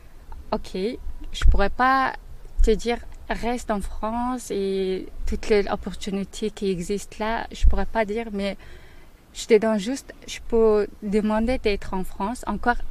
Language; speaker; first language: French; non-native, learner; Mongolian